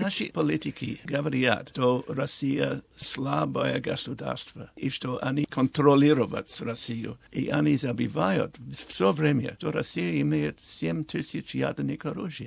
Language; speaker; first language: Russian; non-native, learner; English